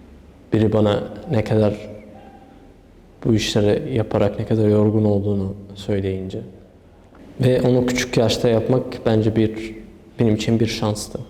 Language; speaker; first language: Turkish; early bilingual, other home language; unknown